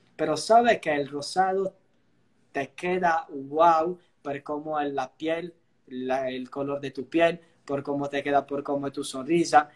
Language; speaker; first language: Spanish; non-native, fluent; Italian